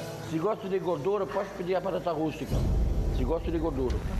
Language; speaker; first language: Portuguese; non-native, fluent; French